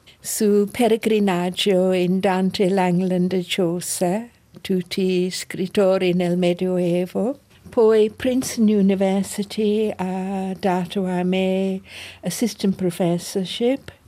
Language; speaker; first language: Italian; non-native, learner; English